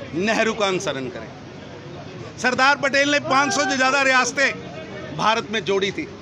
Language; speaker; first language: Hindi; non-native, local second language; Punjabi